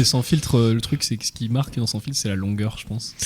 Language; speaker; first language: French; native; French